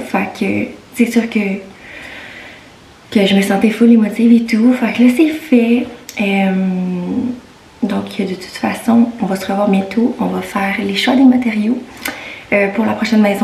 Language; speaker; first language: French; native; French